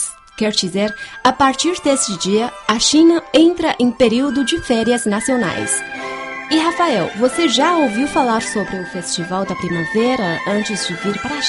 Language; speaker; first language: Portuguese; non-native, fluent; Chinese